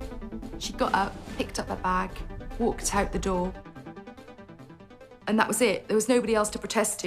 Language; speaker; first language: English; native; English